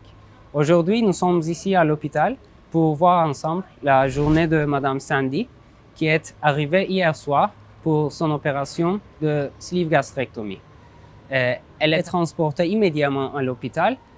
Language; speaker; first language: French; non-native, fluent; Turkish